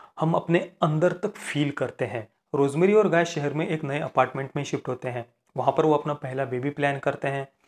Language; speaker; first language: Hindi; non-native, local second language; Marathi